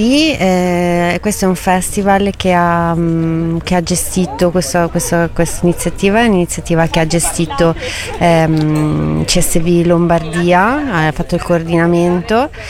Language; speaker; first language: Italian; native; Italian